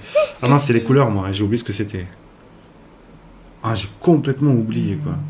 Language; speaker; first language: French; native; French